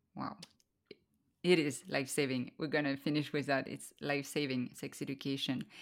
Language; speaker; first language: English; non-native, fluent; French